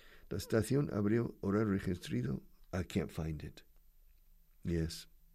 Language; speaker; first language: Spanish; non-native, fluent; English